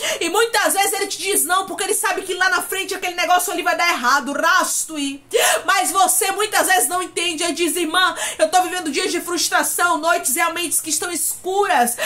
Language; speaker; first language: Portuguese; native; Portuguese